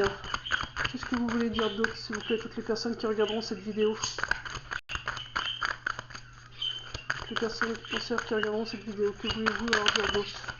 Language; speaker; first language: French; native; French